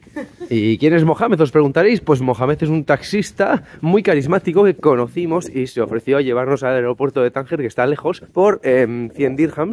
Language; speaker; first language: Spanish; native; Spanish